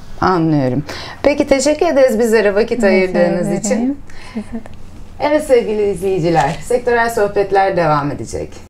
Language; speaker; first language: Turkish; native; Turkish